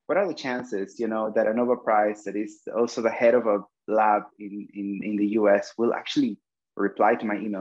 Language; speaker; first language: English; non-native, fluent; Spanish